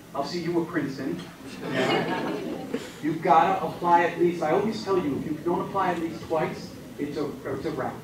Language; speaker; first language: English; early bilingual, other home language; Spanish